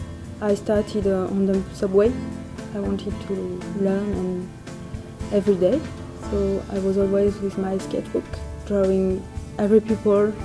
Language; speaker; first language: English; non-native, learner; French